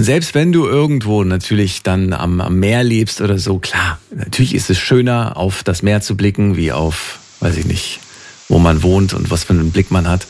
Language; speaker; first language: German; native; German